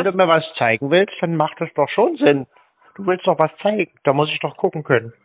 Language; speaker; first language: German; native; German